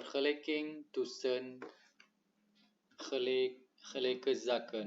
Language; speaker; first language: Dutch; non-native, learner; Indonesian